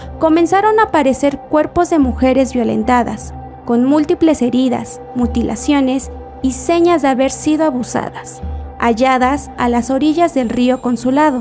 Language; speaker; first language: Spanish; native; Spanish